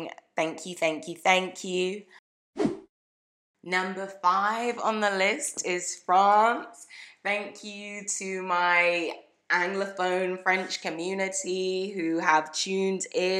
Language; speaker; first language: English; native; English